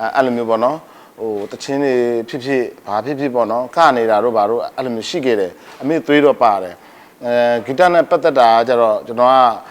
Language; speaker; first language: Burmese; native; Burmese